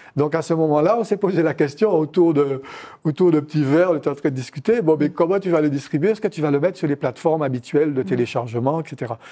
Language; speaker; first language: French; native; French